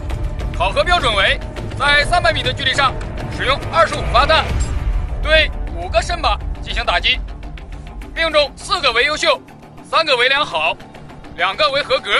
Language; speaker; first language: Chinese; native; Chinese